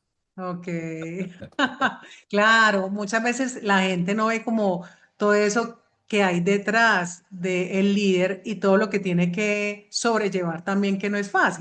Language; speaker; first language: Spanish; native; Spanish